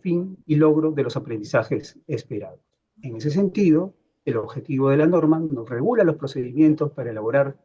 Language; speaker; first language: Spanish; native; Spanish